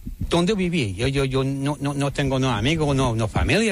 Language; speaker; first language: Spanish; non-native, learner; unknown